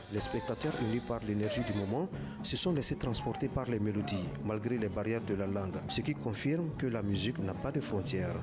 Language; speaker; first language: French; non-native, local second language; Bambara